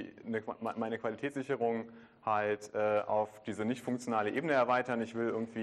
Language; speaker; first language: German; native; German